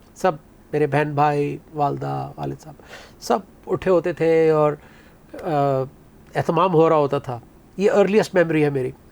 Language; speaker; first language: Urdu; native; Urdu